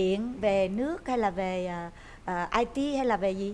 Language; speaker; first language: Vietnamese; native; Vietnamese